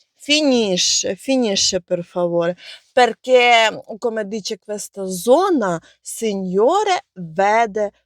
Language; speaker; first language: Italian; non-native, learner; Ukrainian